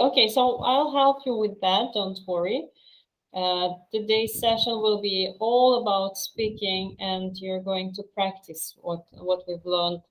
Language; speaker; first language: English; non-native, fluent; Russian